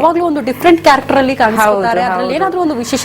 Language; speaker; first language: Kannada; native; Kannada